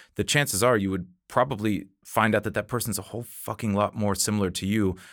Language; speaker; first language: English; native; English